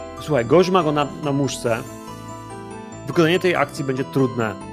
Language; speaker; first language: Polish; native; Polish